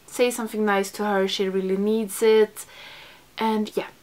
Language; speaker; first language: English; non-native, fluent; Swedish